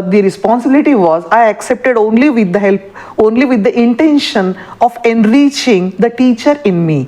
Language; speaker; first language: English; non-native, local second language; Marathi